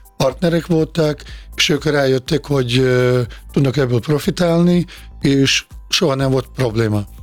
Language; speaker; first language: Hungarian; non-native, fluent; Bosnian